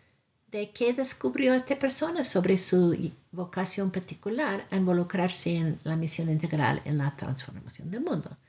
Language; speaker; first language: Spanish; non-native, fluent; English